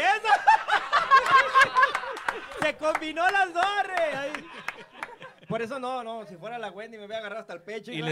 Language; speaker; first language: Spanish; native; Spanish